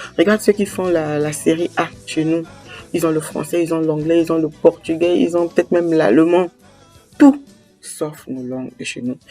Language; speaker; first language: French; native; French